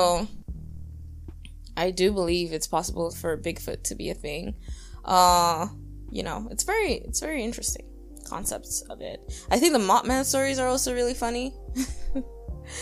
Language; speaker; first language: English; native; English